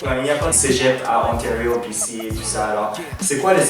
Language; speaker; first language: French; non-native, learner; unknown